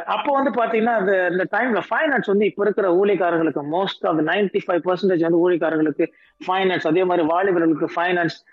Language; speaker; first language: Tamil; native; Tamil